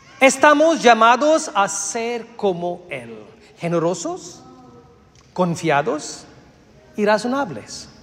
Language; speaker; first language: Spanish; non-native, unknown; Malayalam